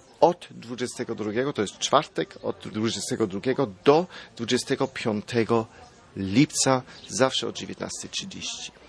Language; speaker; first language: Polish; non-native, fluent; German